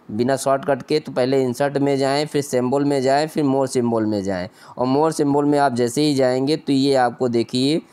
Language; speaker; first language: Hindi; native; Hindi